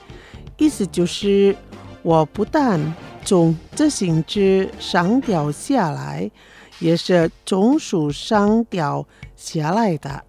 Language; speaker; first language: Chinese; non-native, fluent; Indonesian